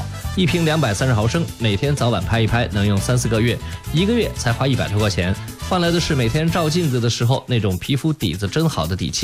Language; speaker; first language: Chinese; native; Chinese